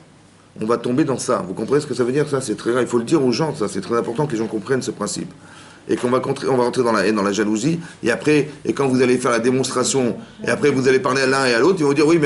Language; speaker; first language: French; native; French